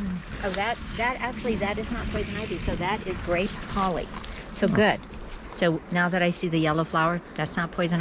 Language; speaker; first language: English; native; English